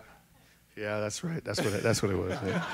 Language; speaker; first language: English; native; English